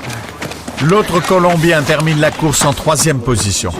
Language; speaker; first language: French; native; French